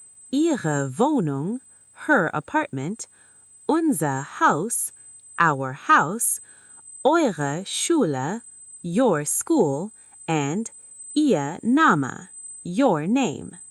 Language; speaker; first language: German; non-native, fluent; Arabic